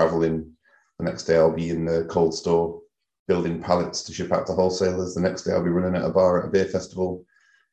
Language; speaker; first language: English; native; English